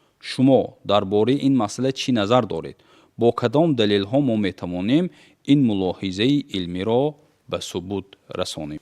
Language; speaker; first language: Tajik; native; Tajik